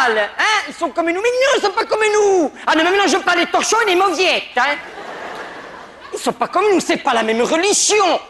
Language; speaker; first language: French; native; French